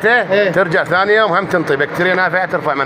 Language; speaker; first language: Arabic; native; Arabic